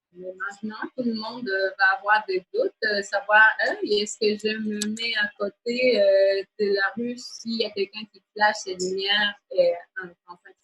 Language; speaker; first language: French; native; French